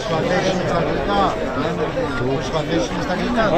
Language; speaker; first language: Greek; native; Greek